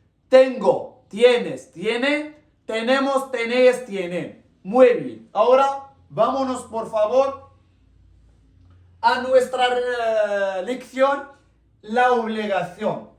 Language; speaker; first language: Spanish; non-native, local second language; Arabic